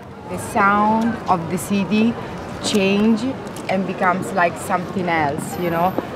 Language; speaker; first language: English; non-native, fluent; Italian